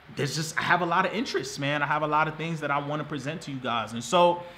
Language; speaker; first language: English; native; English